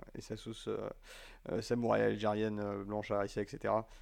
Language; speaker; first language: French; native; French